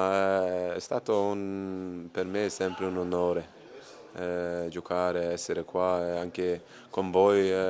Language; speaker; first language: Italian; non-native, learner; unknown